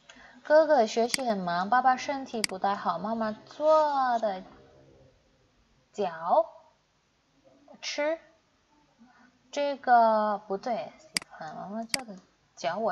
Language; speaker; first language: Chinese; non-native, fluent; Indonesian